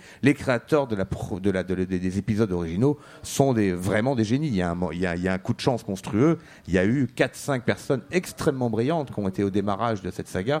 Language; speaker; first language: French; native; French